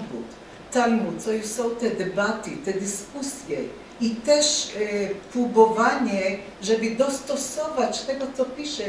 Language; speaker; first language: Polish; non-native, fluent; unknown